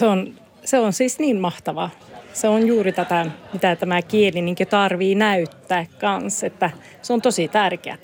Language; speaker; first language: Finnish; non-native, local second language; Swedish